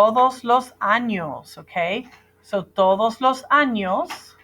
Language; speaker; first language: Spanish; non-native, fluent; English